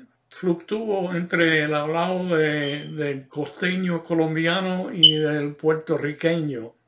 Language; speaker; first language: Spanish; non-native, fluent; English